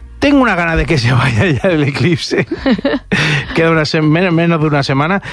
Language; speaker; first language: Spanish; native; Spanish